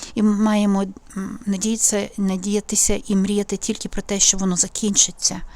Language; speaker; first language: Ukrainian; native; Ukrainian